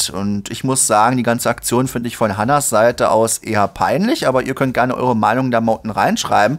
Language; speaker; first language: German; native; German